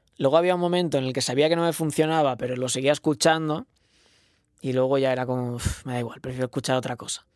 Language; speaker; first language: Spanish; non-native, local second language; Catalan